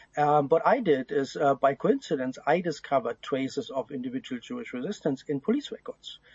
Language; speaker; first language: English; non-native, fluent; German